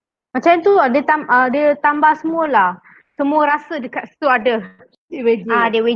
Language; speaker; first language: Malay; non-native, local second language; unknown